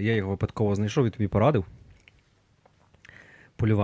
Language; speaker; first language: Ukrainian; native; Ukrainian